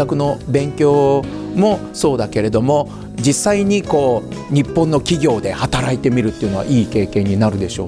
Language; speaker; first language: Japanese; native; Japanese